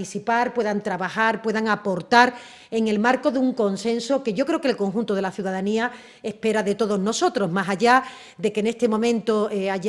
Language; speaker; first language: Spanish; native; Spanish